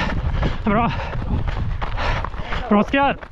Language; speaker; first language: Swedish; non-native, fluent; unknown